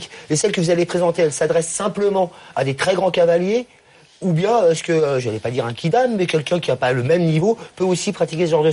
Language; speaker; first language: French; native; French